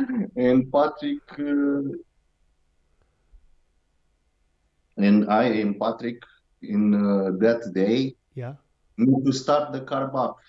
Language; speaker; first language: English; non-native, learner; Romanian